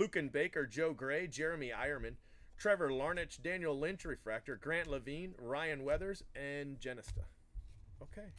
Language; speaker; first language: English; native; English